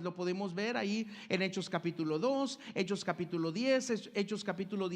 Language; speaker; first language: Spanish; native; Spanish